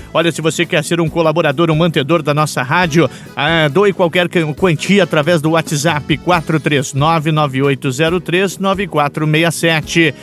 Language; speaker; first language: Portuguese; native; Portuguese